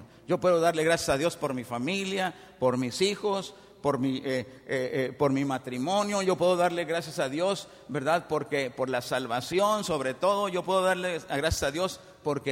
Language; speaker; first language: Spanish; native; Spanish